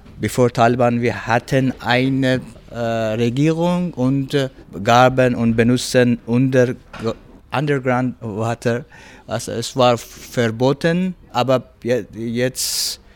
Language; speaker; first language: German; non-native, learner; Persian